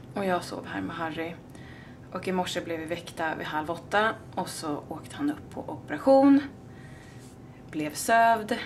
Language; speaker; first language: Swedish; native; Swedish